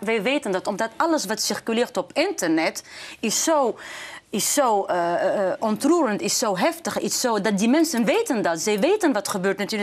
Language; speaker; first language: Dutch; non-native, fluent; Arabic